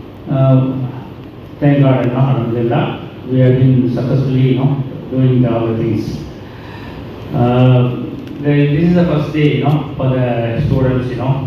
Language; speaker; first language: English; non-native, local second language; Tamil